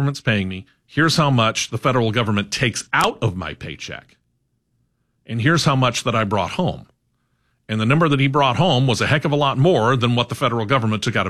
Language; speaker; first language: English; native; English